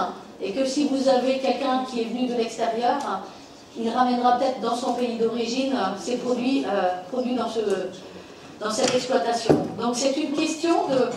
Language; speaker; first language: French; native; French